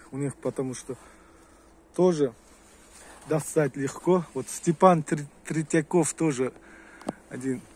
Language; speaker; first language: Russian; non-native, local second language; Uzbek